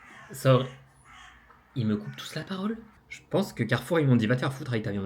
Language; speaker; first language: French; native; French